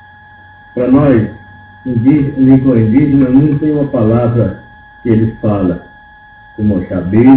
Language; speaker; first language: Portuguese; non-native, local second language; Yanomámi